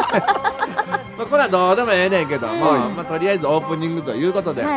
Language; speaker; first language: Japanese; native; Japanese